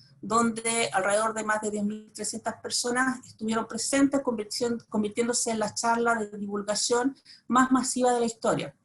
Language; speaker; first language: Spanish; native; Spanish